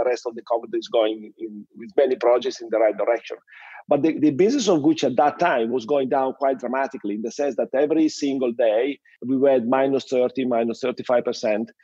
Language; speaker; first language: English; non-native, fluent; Italian